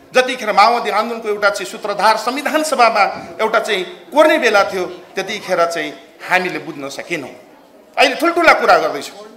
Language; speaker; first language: Nepali; native; Nepali